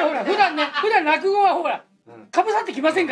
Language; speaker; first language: Japanese; native; Japanese